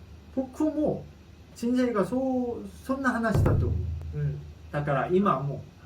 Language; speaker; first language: Japanese; non-native, learner; Korean